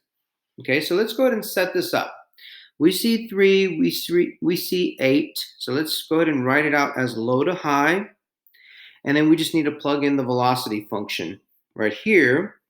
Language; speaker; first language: English; native; English